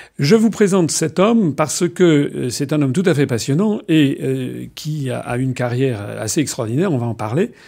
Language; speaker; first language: French; native; French